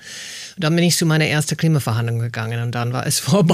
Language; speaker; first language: German; non-native, fluent; English